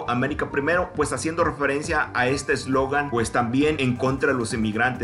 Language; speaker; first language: Spanish; native; Spanish